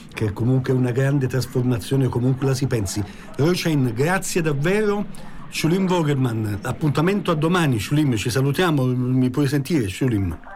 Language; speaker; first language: Italian; native; Italian